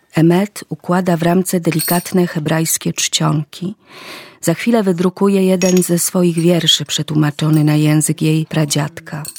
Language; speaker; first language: Polish; native; Polish